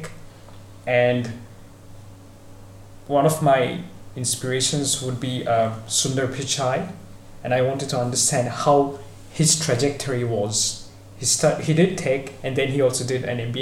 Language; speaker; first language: English; non-native, local second language; Bangla